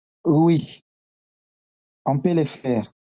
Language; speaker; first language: French; non-native, local second language; Swahili